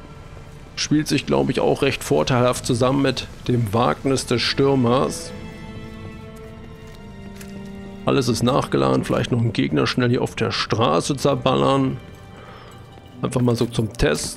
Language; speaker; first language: German; native; German